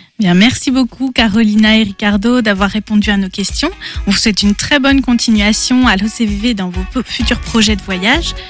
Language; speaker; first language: French; native; French